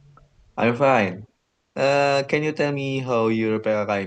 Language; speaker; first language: English; non-native, learner; Indonesian